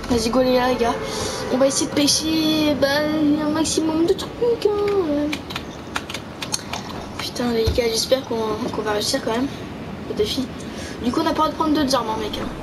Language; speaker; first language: French; native; French